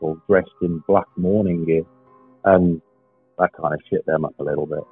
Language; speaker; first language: English; native; English